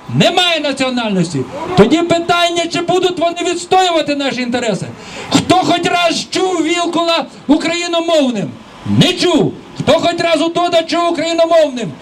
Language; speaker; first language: Ukrainian; native; Ukrainian